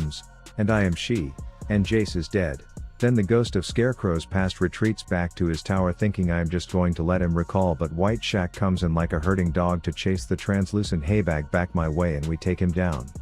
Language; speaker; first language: English; native; English